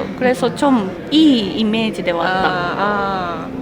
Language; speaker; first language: Korean; non-native, local second language; Japanese